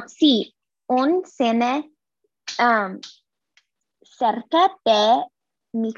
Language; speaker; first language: Spanish; non-native, learner; English